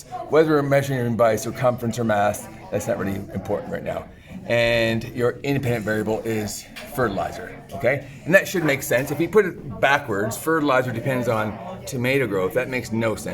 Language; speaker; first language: English; native; English